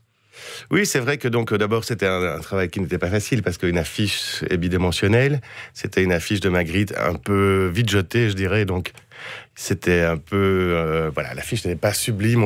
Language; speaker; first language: French; native; French